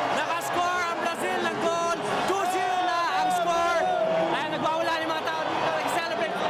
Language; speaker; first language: Filipino; native; Filipino